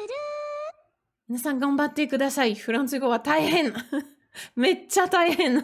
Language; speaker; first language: French; native; French